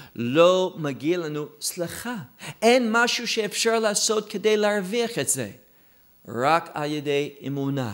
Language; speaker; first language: Hebrew; non-native, fluent; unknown